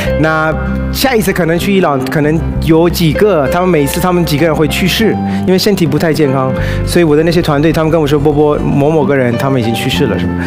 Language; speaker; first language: Chinese; non-native, fluent; Persian